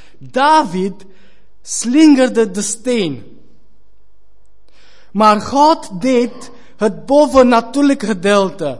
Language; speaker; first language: Dutch; non-native, fluent; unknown